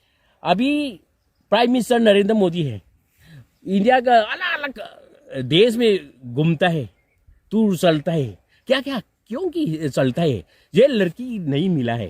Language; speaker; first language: Hindi; non-native, local second language; Manipuri